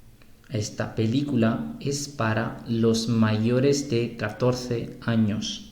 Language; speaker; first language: Spanish; non-native, fluent; Urdu